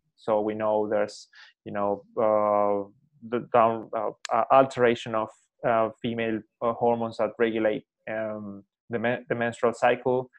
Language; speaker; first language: English; non-native, fluent; Spanish